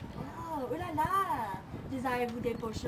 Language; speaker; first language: French; non-native, learner; English